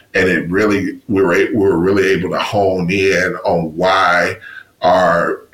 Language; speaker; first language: English; native; English